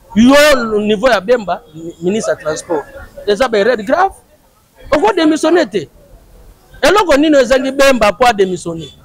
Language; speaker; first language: Lingala; native; Lingala